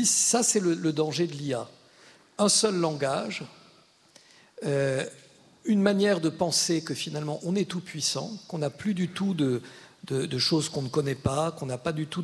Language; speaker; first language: French; native; French